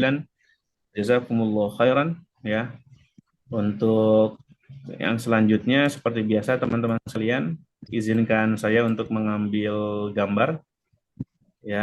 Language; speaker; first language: Indonesian; native; Indonesian